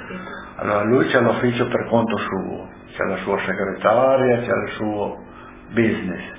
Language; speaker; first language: Italian; non-native, local second language; Slovenian